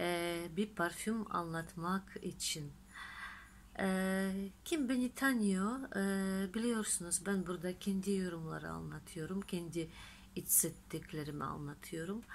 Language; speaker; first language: Turkish; non-native, fluent; Russian